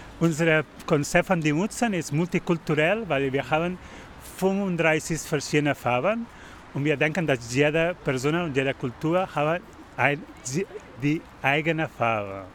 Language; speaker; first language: German; non-native, learner; Spanish